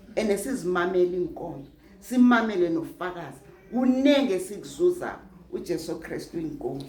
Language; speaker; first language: Zulu; native; Zulu